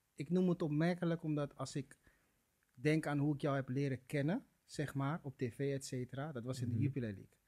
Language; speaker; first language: Dutch; native; Dutch